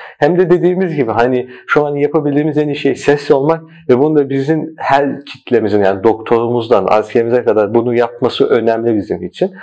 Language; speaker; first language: Turkish; early bilingual, heritage; Turkish